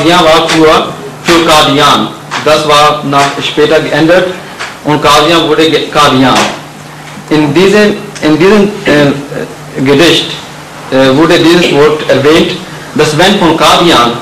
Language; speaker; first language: German; non-native, fluent; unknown